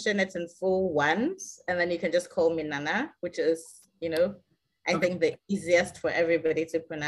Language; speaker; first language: English; non-native, local second language; Akan